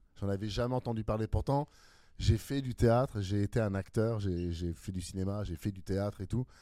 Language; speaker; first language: French; native; French